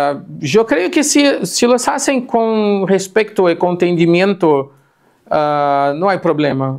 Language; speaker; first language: Spanish; non-native, fluent; Portuguese